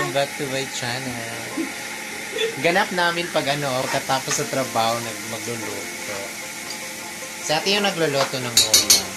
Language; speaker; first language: Filipino; non-native, local second language; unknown